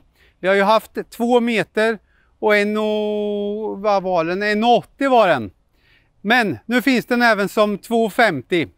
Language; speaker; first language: Swedish; native; Swedish